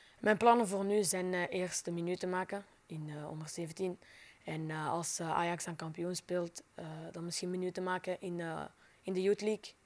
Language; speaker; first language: Dutch; non-native, local second language; French